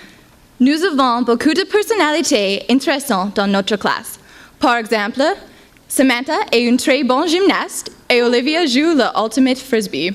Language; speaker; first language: French; non-native, learner; English